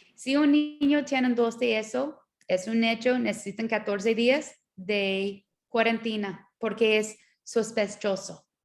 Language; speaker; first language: Spanish; non-native, learner; English